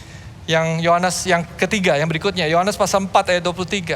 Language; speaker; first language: Indonesian; native; Indonesian